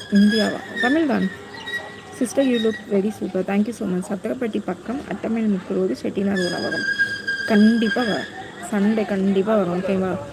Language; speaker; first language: Tamil; non-native, local second language; Telugu